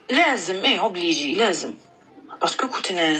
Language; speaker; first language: Arabic; native; Arabic